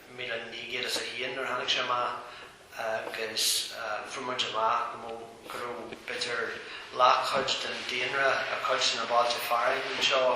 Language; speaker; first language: Irish; non-native, local second language; English